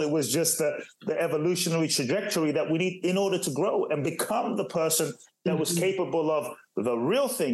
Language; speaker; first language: English; native; English